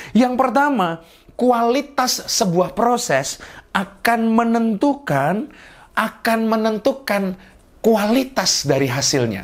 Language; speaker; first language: Indonesian; native; Indonesian